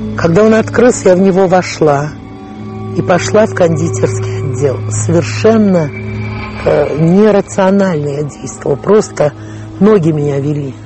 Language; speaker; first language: Russian; native; Russian